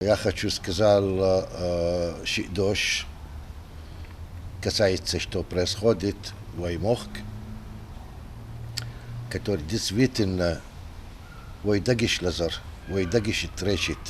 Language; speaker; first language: Russian; non-native, learner; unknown